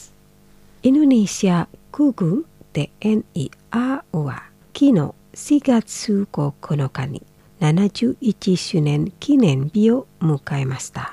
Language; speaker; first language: Japanese; non-native, fluent; Indonesian